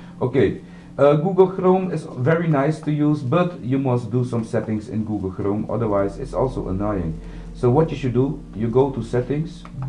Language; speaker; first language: English; non-native, fluent; Dutch